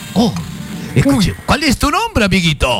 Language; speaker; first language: Spanish; native; Spanish